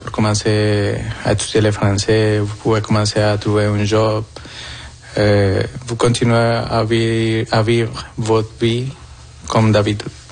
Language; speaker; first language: French; non-native, fluent; Spanish